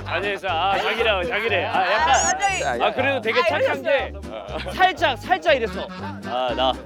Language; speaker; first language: Korean; native; Korean